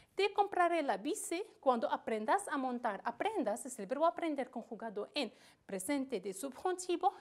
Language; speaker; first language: Spanish; non-native, fluent; Arabic